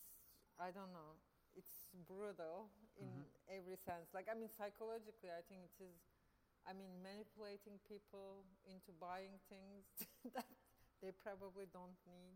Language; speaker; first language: English; non-native, fluent; Turkish